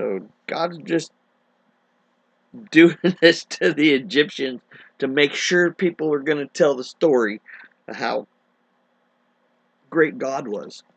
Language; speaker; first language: English; native; English